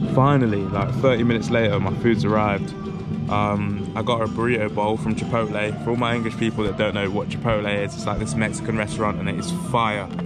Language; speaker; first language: English; native; English